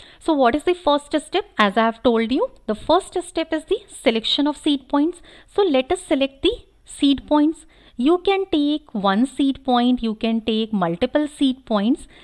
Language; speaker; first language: English; non-native, local second language; Hindi